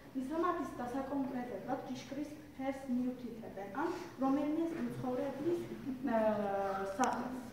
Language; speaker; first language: Georgian; non-native, local second language; Azerbaijani